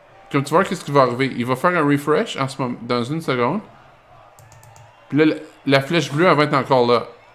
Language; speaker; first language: French; native; French